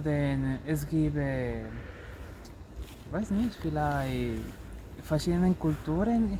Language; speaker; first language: German; non-native, learner; Spanish